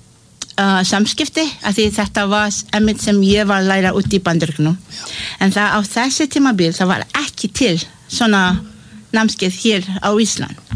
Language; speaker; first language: Icelandic; non-native, fluent; English